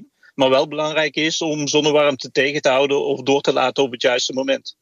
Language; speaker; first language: Dutch; native; Dutch